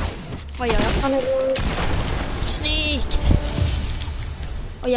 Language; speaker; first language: Swedish; native; Swedish